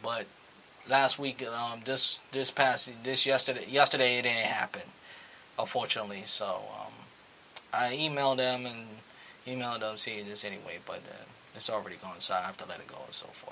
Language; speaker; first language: English; native; English